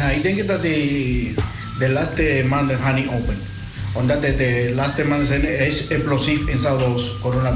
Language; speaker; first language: Dutch; non-native, learner; Spanish